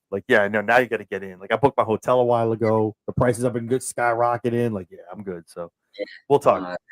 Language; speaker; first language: English; native; English